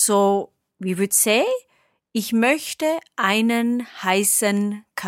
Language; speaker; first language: German; non-native, fluent; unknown